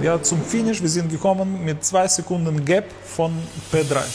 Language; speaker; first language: German; non-native, learner; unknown